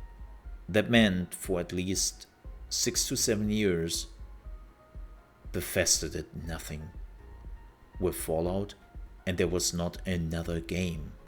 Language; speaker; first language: English; non-native, fluent; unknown